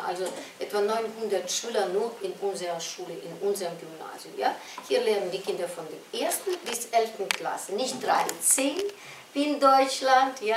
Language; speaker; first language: German; non-native, fluent; Russian